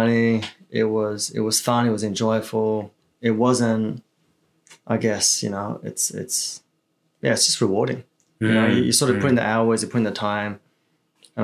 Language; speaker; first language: English; early bilingual, other home language; Chinese